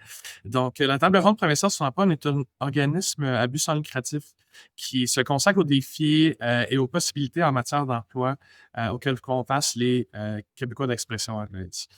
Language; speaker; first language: French; non-native, local second language; English